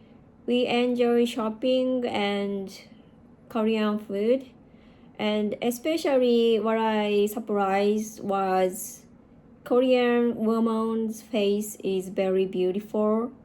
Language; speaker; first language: English; non-native, learner; Japanese